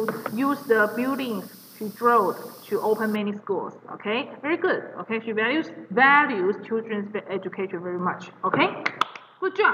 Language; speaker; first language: English; non-native, fluent; Chinese